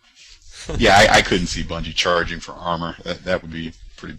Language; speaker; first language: English; native; English